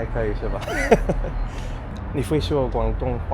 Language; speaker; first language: Chinese; non-native, learner; English